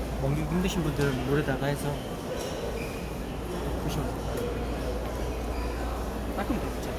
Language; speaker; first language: Korean; native; Korean